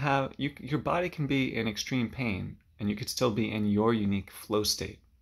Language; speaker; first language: English; native; English